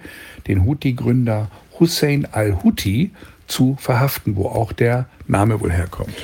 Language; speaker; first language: German; native; German